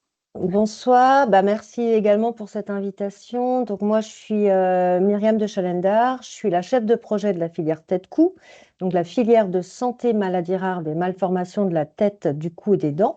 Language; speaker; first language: French; native; French